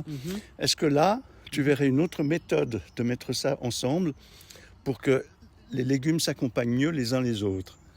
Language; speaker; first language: French; native; French